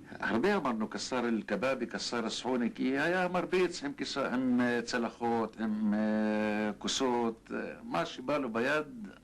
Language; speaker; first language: Hebrew; non-native, local second language; Arabic